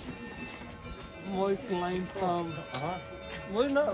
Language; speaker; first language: Russian; non-native, learner; Hindi